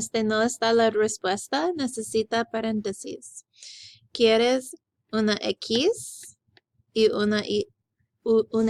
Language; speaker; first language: Spanish; non-native, learner; English